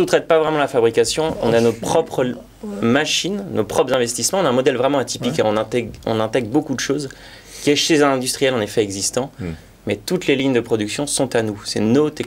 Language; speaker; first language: French; native; French